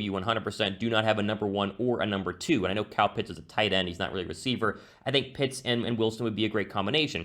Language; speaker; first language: English; native; English